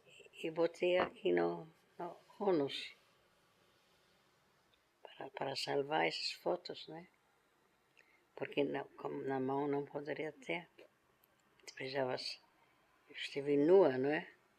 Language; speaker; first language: Portuguese; non-native, fluent; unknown